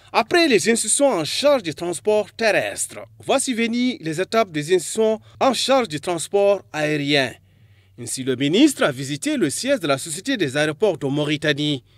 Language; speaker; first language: French; non-native, local second language; Arabic